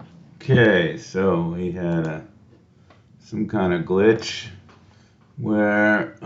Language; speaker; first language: English; native; English